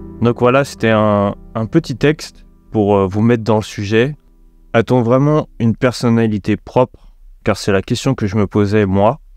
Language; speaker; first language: French; native; French